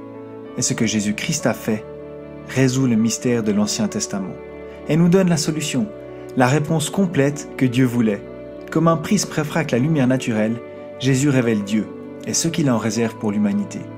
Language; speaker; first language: French; native; French